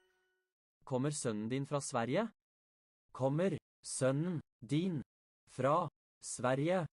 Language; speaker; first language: Norwegian; non-native, learner; English